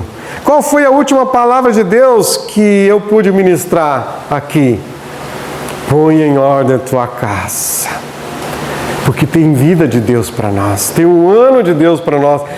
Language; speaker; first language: Portuguese; native; Portuguese